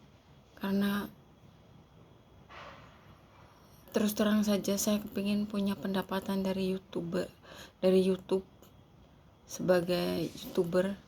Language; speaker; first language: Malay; non-native, local second language; Javanese